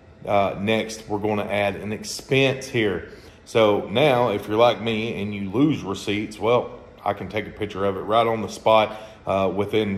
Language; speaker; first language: English; native; English